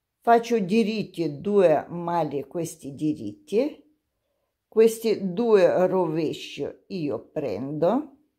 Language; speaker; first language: Italian; non-native, learner; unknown